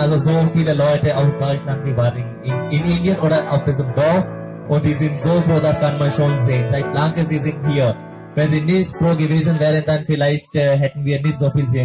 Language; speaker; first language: German; non-native, learner; Hindi